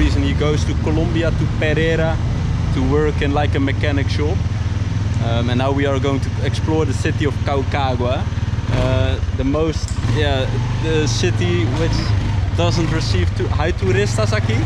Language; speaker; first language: English; non-native, fluent; Dutch